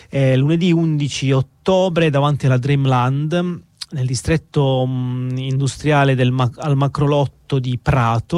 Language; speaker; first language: Italian; native; Italian